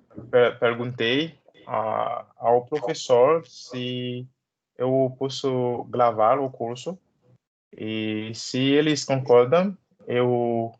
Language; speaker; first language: Portuguese; non-native, learner; Haitian Creole